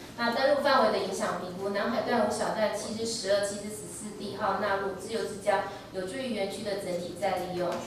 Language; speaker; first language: Chinese; native; Chinese